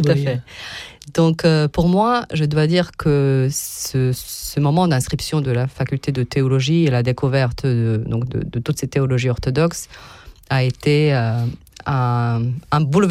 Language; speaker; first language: French; non-native, fluent; Serbian